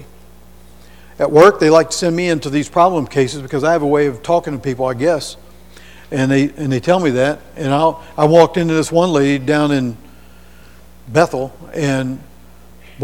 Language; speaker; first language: English; native; English